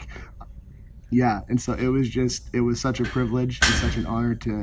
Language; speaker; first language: English; native; English